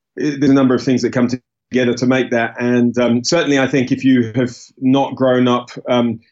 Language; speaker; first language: English; native; English